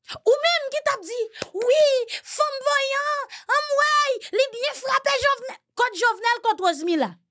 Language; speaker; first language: Haitian Creole; native; Haitian Creole